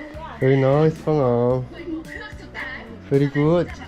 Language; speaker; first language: English; non-native, learner; Korean